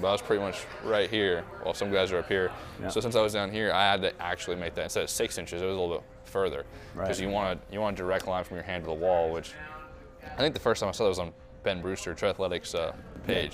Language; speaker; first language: English; native; English